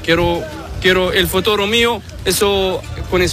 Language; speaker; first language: Spanish; non-native, learner; Arabic